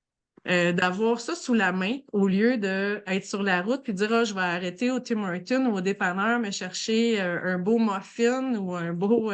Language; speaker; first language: French; native; French